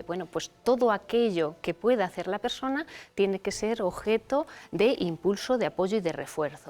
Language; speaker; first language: Spanish; native; Spanish